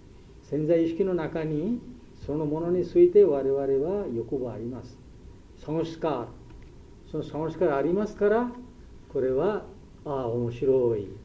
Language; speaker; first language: Japanese; non-native, learner; Bangla